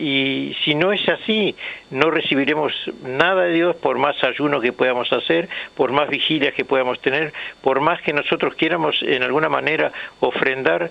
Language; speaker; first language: Spanish; native; Spanish